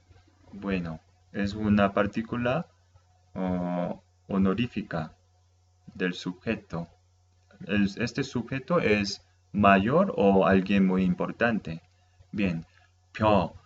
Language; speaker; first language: Spanish; non-native, fluent; Korean